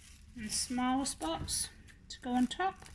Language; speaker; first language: English; native; English